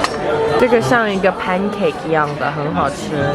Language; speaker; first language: Chinese; early bilingual, heritage; Chinese